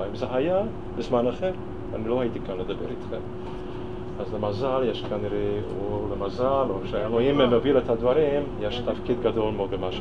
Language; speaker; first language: Hebrew; non-native, fluent; Hungarian